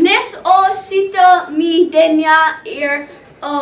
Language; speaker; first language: Spanish; non-native, learner; English